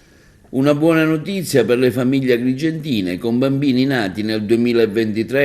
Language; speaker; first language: Italian; native; Italian